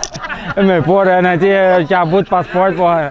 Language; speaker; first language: Indonesian; non-native, fluent; Portuguese